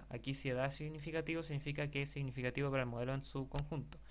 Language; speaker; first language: Spanish; native; Spanish